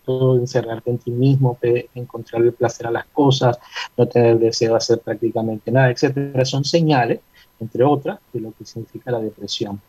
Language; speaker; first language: Spanish; native; Spanish